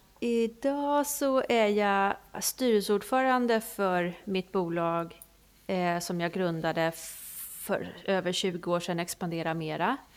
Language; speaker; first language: Swedish; native; Swedish